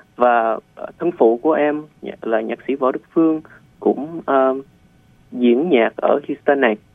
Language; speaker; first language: Vietnamese; early bilingual, heritage; Vietnamese